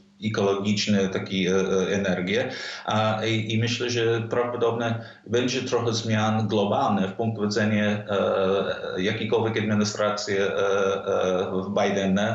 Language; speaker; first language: Polish; non-native, fluent; English